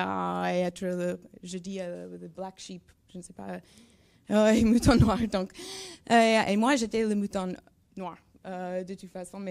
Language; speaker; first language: French; non-native, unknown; English